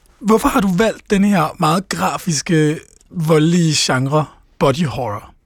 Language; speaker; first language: Danish; native; Danish